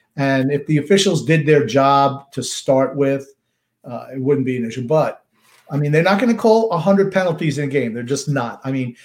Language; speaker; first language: English; native; English